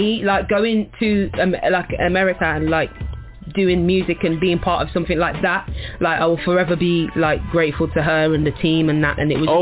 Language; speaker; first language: English; native; English